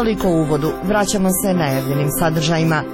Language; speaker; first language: Croatian; native; Croatian